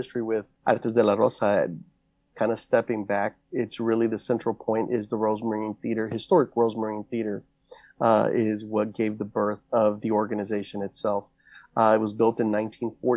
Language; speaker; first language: English; native; English